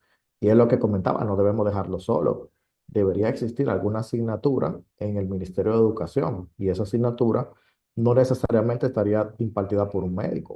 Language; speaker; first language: Spanish; native; Spanish